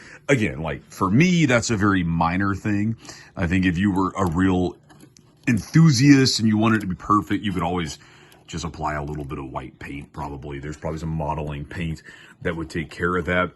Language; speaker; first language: English; native; English